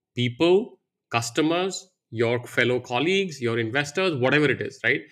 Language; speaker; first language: English; non-native, local second language; Hindi